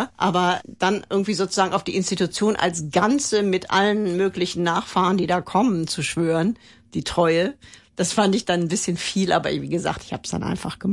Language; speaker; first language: German; native; German